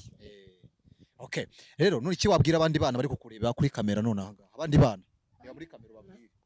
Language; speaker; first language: Kinyarwanda; native; Kinyarwanda